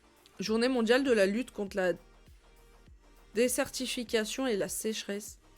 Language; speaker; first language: French; native; French